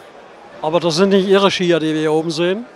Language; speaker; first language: German; native; German